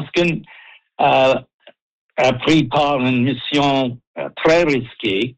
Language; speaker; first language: French; non-native, local second language; English